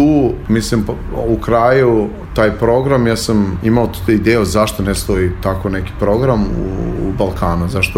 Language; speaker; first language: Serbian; non-native, learner; Albanian